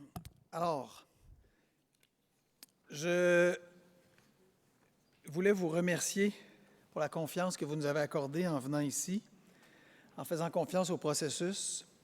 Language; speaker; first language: French; native; French